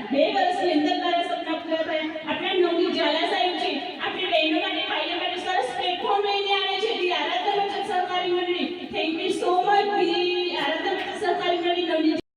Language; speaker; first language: Gujarati; native; Gujarati